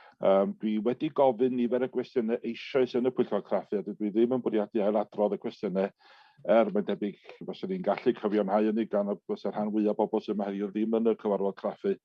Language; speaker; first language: Welsh; native; Welsh